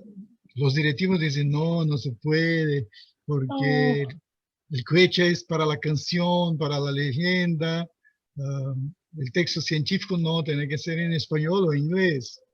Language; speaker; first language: Spanish; non-native, fluent; Portuguese